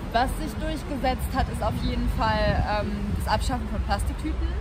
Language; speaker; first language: German; native; German